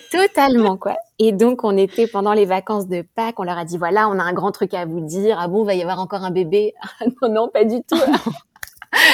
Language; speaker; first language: French; native; French